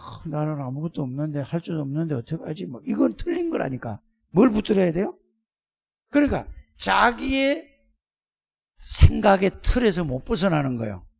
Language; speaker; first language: Korean; native; Korean